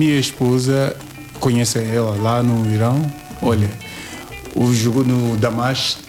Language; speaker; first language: Portuguese; non-native, learner; Yoruba